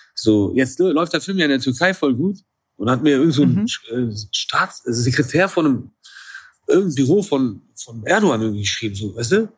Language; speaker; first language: German; early bilingual, other home language; Kurdish